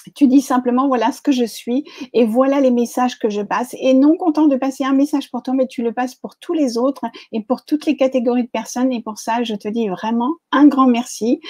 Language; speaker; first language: French; native; French